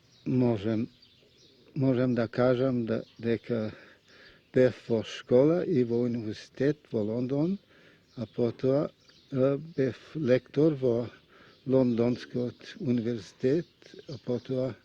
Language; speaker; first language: Macedonian; non-native, fluent; Russian